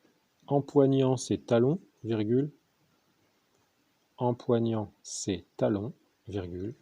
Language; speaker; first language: French; native; French